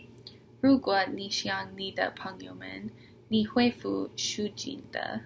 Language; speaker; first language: Chinese; non-native, learner; English